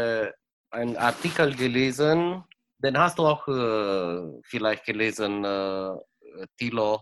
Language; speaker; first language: German; non-native, fluent; Romanian